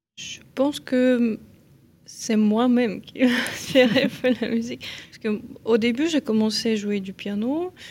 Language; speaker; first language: French; non-native, fluent; Ukrainian